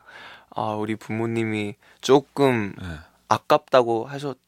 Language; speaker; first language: Korean; early bilingual, heritage; Korean